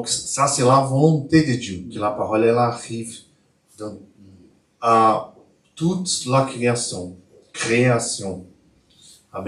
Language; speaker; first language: French; non-native, learner; Portuguese